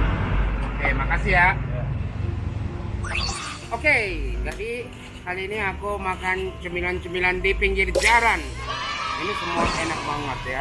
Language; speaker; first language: Indonesian; non-native, learner; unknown